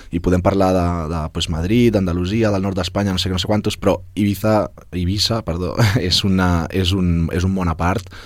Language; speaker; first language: Catalan; native; Catalan